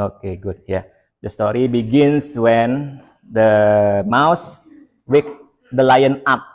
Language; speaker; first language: English; non-native, learner; Indonesian